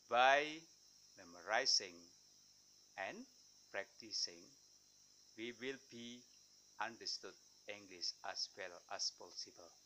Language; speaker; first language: English; non-native, fluent; Indonesian